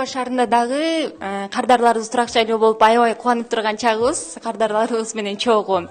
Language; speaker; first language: Kyrgyz; native; Kyrgyz